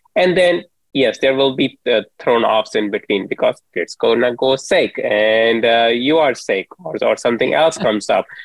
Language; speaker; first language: English; non-native, local second language; Hindi